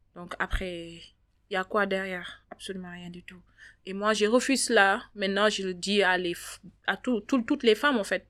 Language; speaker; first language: French; non-native, local second language; Wolof